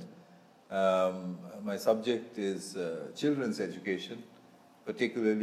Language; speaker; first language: English; non-native, local second language; Bangla